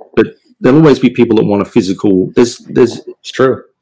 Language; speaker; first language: English; native; English